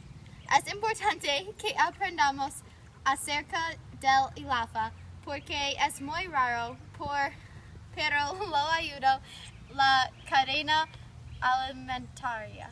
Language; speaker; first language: Spanish; non-native, learner; English